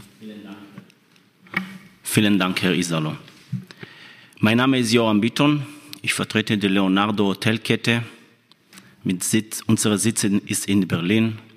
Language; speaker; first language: German; non-native, fluent; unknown